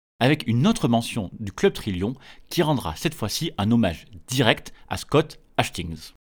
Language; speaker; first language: French; native; French